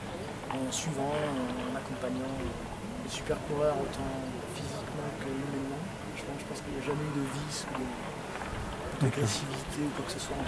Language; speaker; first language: French; native; French